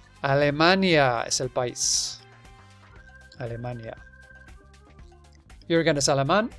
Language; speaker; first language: Spanish; non-native, fluent; English